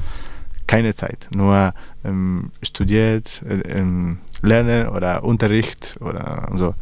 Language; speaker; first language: German; non-native, learner; Spanish